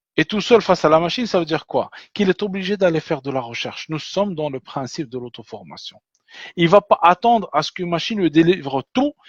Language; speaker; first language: French; non-native, local second language; Arabic